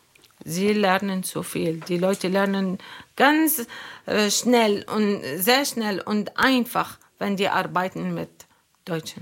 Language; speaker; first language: German; non-native, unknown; Arabic